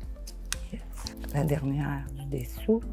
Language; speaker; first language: French; native; French